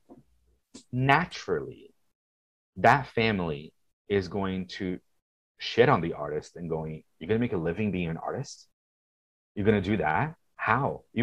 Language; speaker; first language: English; non-native, fluent; Portuguese